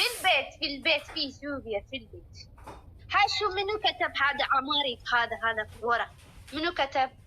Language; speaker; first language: Arabic; non-native, learner; Oromo